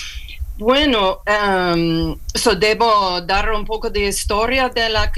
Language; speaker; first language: Spanish; non-native, learner; English